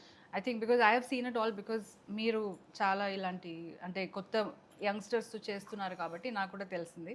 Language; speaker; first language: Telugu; non-native, fluent; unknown